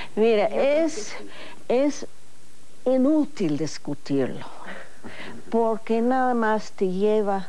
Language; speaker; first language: Spanish; non-native, fluent; English